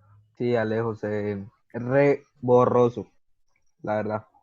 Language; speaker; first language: Spanish; native; Spanish